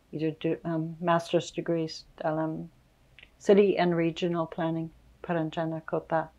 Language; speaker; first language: Indonesian; non-native, fluent; English